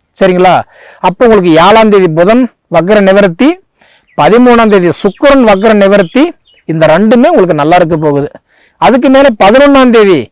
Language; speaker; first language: Tamil; native; Tamil